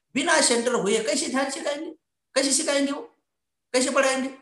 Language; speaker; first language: Hindi; non-native, local second language; Marathi